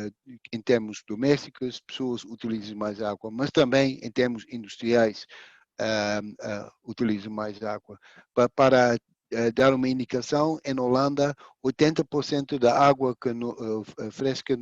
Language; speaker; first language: Portuguese; non-native, fluent; Dutch